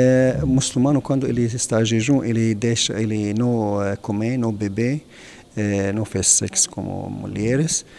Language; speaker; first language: Portuguese; non-native, learner; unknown